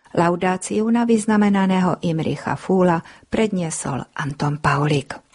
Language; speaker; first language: Slovak; early bilingual, heritage; Slovak